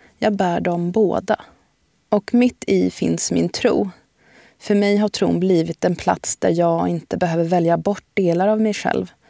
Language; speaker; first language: Swedish; early bilingual, other home language; Arabic